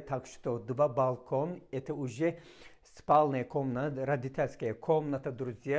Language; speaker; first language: Russian; non-native, learner; Turkish